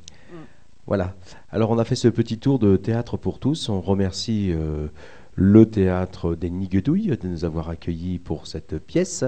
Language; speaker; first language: French; native; French